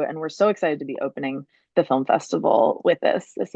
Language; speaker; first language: English; native; English